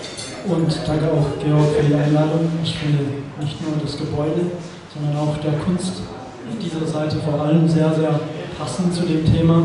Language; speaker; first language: German; non-native, fluent; English